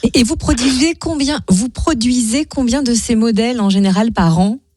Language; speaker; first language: French; native; French